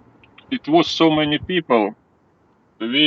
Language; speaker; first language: English; non-native, learner; Ukrainian